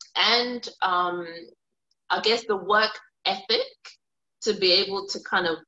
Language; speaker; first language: English; early bilingual, other home language; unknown